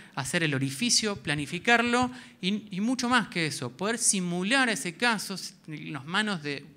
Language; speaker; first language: Spanish; native; Spanish